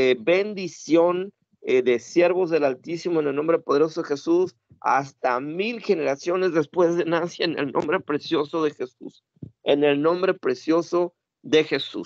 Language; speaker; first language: Spanish; native; Spanish